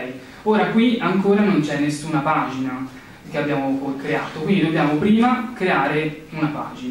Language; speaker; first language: Italian; native; Italian